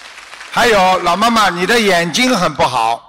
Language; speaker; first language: Chinese; native; Chinese